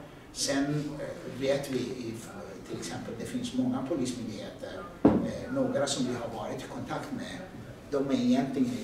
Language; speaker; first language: Swedish; non-native, fluent; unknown